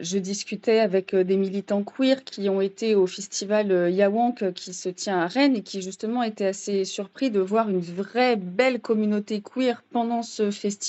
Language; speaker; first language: French; native; French